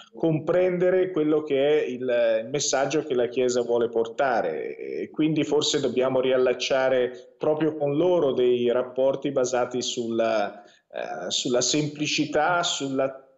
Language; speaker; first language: Italian; native; Italian